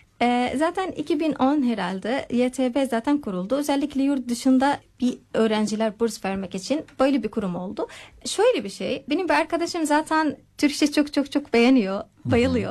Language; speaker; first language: Turkish; non-native, fluent; Arabic